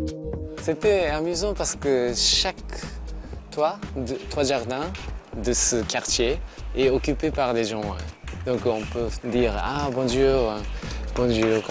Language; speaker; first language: French; non-native, learner; Japanese